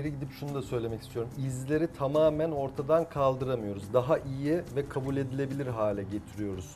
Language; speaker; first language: Turkish; native; Turkish